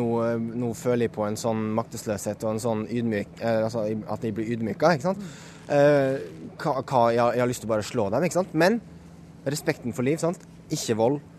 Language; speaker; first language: Norwegian; native; Norwegian